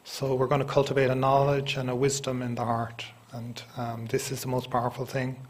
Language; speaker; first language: English; native; English